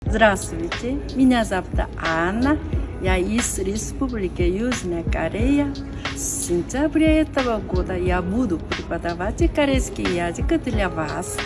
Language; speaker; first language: Russian; non-native, fluent; Korean